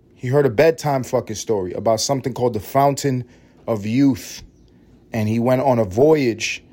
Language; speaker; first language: English; early bilingual, other home language; Spanish